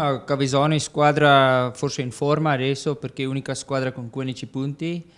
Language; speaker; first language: Italian; non-native, learner; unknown